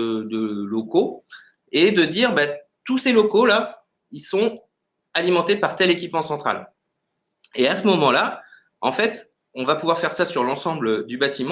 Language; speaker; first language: French; native; French